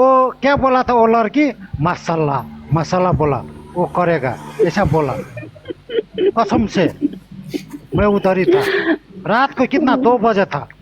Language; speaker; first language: Hindi; non-native, learner; Nepali